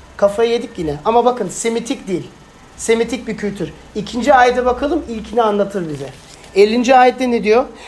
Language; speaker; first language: Turkish; non-native, fluent; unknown